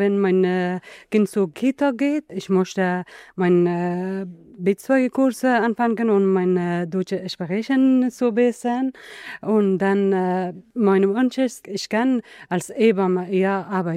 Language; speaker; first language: German; non-native, learner; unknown